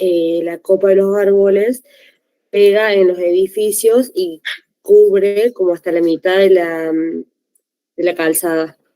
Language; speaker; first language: Spanish; native; Spanish